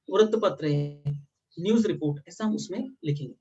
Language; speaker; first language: Hindi; non-native, local second language; Marathi